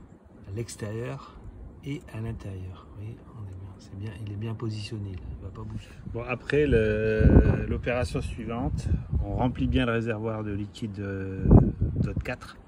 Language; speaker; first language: French; native; French